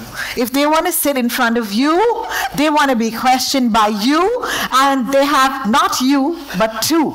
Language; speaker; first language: English; non-native, local second language; Hindi